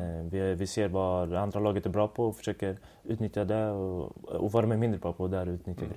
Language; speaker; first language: Swedish; early bilingual, other home language; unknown